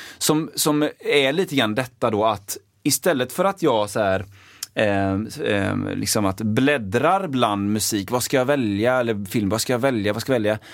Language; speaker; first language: Swedish; native; Swedish